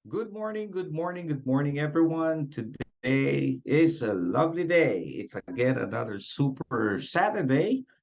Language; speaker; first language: English; non-native, local second language; Filipino